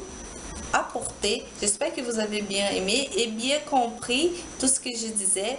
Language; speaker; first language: French; non-native, learner; Portuguese